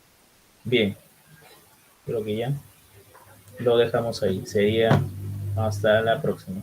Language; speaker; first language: Spanish; native; Spanish